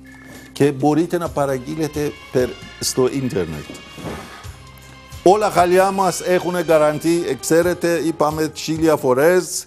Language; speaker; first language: Greek; non-native, fluent; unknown